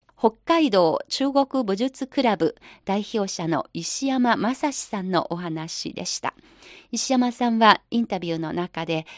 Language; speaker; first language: Japanese; non-native, fluent; Chinese